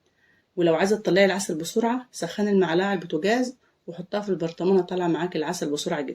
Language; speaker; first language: Arabic; native; Arabic